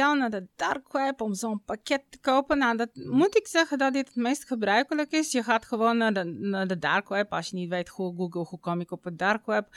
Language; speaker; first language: Dutch; non-native, fluent; Bulgarian